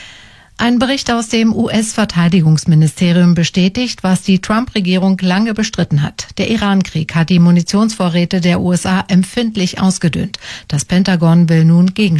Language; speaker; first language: German; native; German